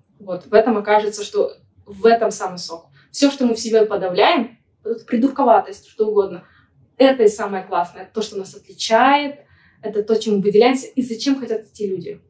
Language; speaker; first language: Russian; native; Russian